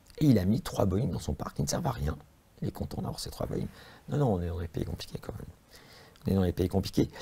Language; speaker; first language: French; native; French